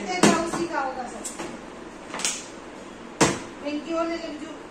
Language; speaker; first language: Hindi; native; Hindi